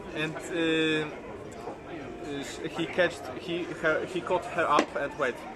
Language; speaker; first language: English; non-native, fluent; Polish